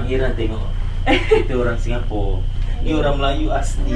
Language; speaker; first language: Malay; native; Malay